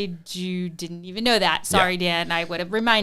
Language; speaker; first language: English; native; English